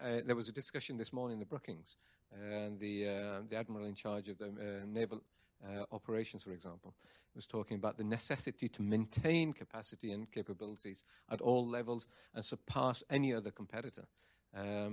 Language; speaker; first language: English; native; English